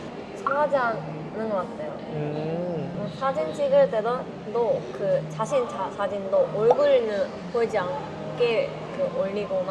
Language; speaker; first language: Korean; non-native, fluent; Japanese